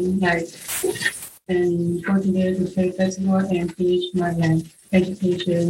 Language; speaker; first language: English; non-native, fluent; Chinese